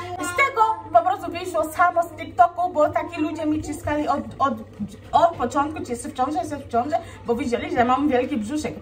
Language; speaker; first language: Polish; non-native, fluent; Swahili